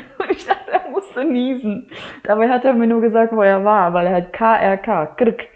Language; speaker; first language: German; native; German